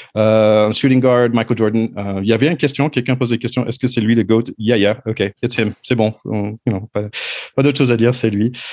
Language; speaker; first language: French; non-native, fluent; English